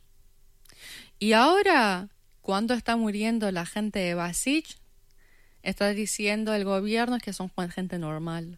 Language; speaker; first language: Spanish; non-native, fluent; Persian